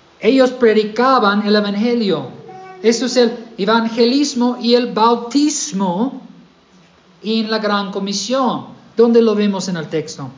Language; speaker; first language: Spanish; non-native, fluent; English